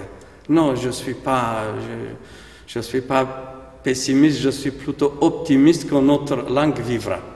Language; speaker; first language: French; non-native, fluent; Aramaic